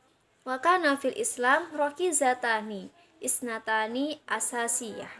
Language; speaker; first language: Arabic; non-native, learner; Indonesian